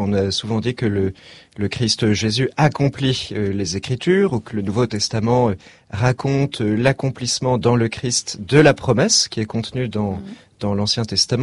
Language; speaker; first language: French; native; French